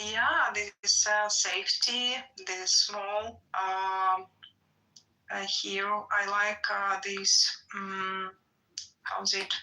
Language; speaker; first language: English; non-native, learner; Russian